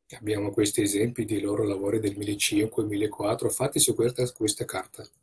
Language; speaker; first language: Italian; non-native, fluent; Uzbek